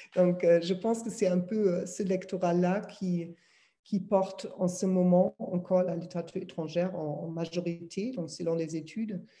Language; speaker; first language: French; non-native, fluent; German